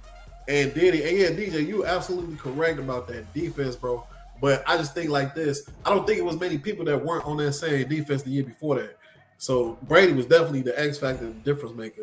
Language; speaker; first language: English; native; English